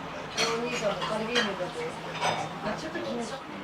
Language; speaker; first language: Japanese; native; Japanese